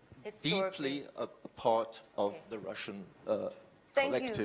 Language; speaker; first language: English; non-native, fluent; French